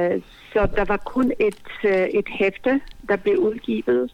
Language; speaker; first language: Danish; non-native, fluent; Polish